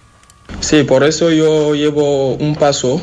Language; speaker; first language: Spanish; non-native, fluent; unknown